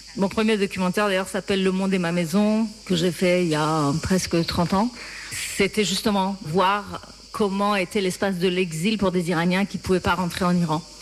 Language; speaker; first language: French; non-native, fluent; Persian